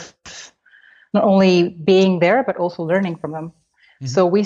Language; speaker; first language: English; non-native, fluent; Spanish